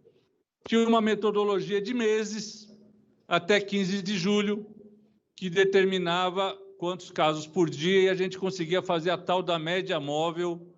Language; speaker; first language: Portuguese; native; Portuguese